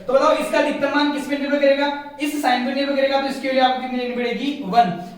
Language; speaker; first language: Hindi; native; Hindi